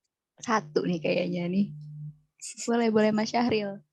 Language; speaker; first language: Indonesian; native; Indonesian